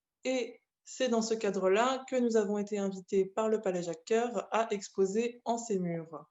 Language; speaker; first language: French; native; French